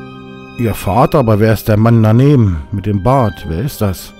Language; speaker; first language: German; native; German